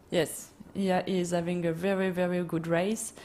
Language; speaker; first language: English; non-native, learner; French